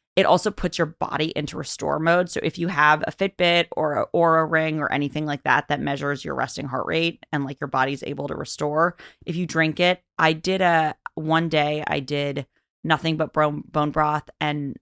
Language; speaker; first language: English; native; English